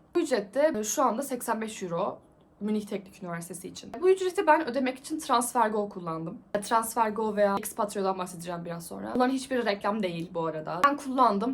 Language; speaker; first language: Turkish; native; Turkish